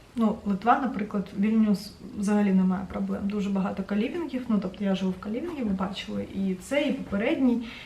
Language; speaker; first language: Ukrainian; non-native, local second language; Russian